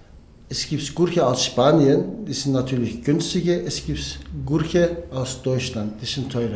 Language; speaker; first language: German; non-native, learner; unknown